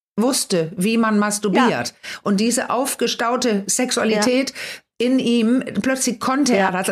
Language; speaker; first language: German; non-native, fluent; Danish